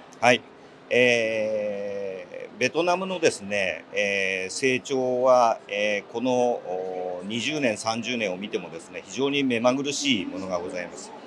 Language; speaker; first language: Japanese; native; Japanese